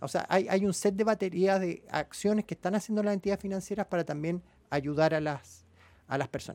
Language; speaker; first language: Spanish; native; Spanish